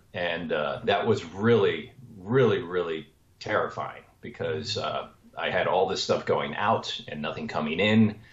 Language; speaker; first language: English; native; English